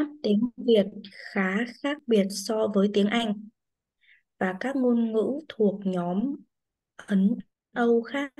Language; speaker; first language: Vietnamese; native; Vietnamese